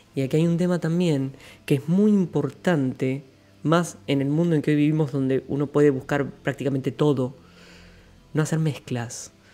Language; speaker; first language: Spanish; native; Spanish